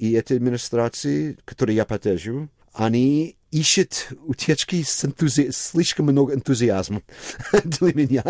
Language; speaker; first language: Russian; non-native, fluent; English